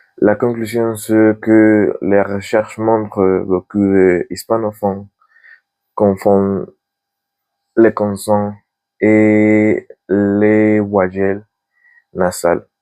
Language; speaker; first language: French; non-native, learner; Spanish